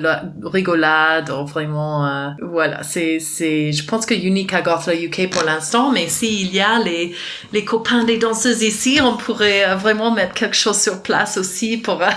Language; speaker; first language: French; non-native, fluent; English